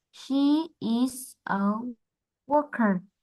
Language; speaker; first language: English; non-native, learner; Vietnamese